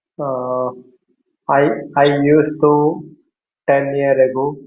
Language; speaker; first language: English; non-native, learner; Hindi